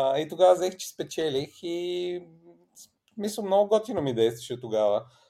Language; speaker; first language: Bulgarian; early bilingual, other home language; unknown